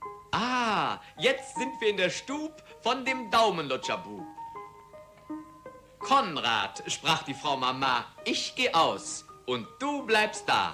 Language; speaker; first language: German; native; German